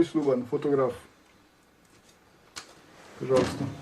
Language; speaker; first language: Russian; non-native, learner; French